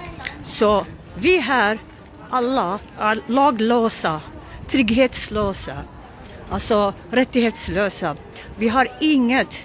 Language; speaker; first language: Swedish; non-native, local second language; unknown